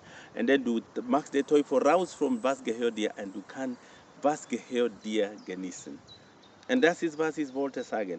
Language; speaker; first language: German; non-native, fluent; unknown